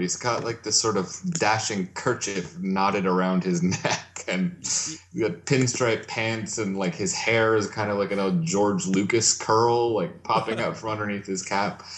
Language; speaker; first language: English; native; English